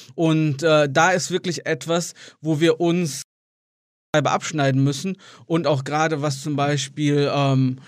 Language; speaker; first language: German; native; German